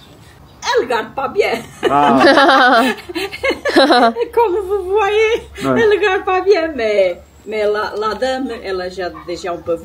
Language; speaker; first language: French; non-native, learner; Portuguese